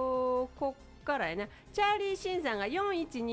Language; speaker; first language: Japanese; native; Japanese